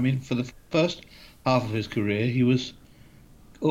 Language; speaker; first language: English; native; English